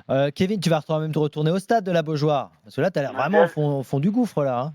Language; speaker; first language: French; native; French